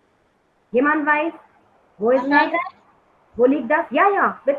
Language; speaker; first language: German; non-native, learner; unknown